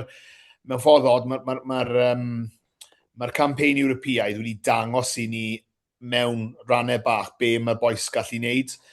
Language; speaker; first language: Welsh; native; Welsh